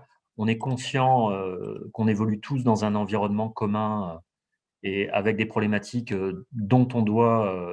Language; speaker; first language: French; native; French